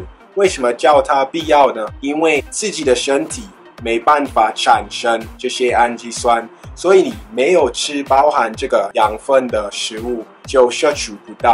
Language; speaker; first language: Chinese; non-native, fluent; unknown